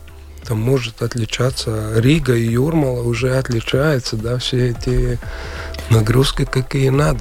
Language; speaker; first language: Russian; non-native, local second language; Latvian